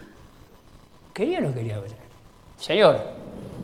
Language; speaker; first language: Spanish; native; Spanish